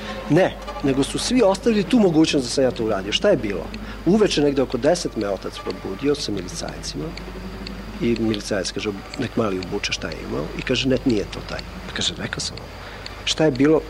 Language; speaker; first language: Serbian; non-native, local second language; Albanian